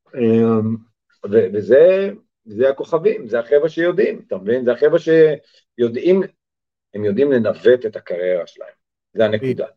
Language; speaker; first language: Hebrew; early bilingual, other home language; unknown